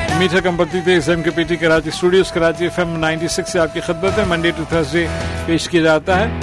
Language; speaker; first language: Urdu; native; Urdu